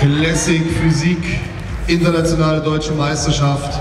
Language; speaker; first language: German; native; German